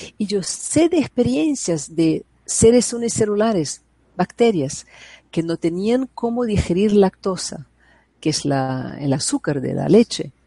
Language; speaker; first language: Spanish; non-native, fluent; Portuguese